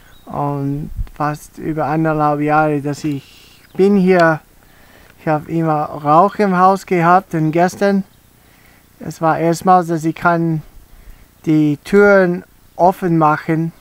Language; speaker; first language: German; early bilingual, heritage; English